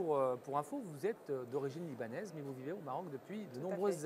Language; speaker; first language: French; non-native, local second language; Arabic